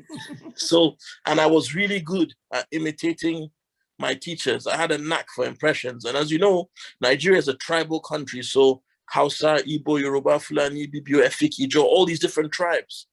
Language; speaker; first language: English; non-native, local second language; Hausa